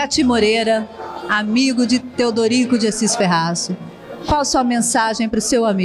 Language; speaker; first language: Portuguese; native; Portuguese